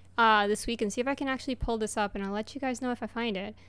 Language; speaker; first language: English; early bilingual, other home language; Spanish